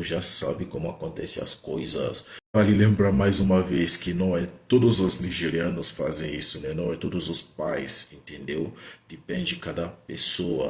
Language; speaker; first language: Portuguese; non-native, fluent; Igbo